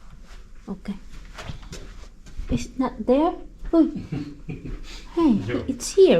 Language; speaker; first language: English; non-native, local second language; Filipino